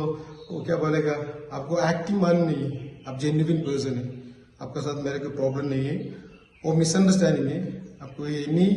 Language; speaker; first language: Hindi; non-native, learner; Malayalam